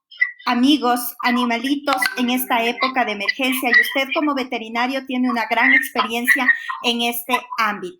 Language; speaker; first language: Spanish; native; Spanish